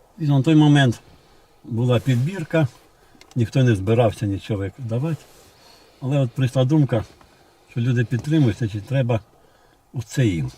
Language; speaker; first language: Ukrainian; non-native, local second language; Russian